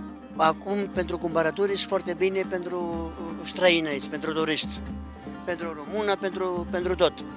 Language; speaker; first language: Romanian; non-native, learner; Greek